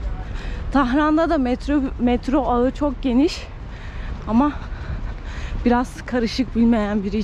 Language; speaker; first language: Turkish; native; Turkish